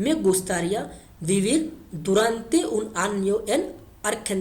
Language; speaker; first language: Spanish; non-native, learner; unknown